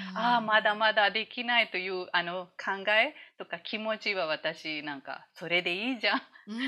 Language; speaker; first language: Japanese; non-native, fluent; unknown